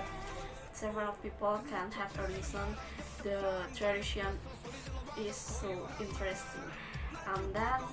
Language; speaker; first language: English; non-native, learner; Balinese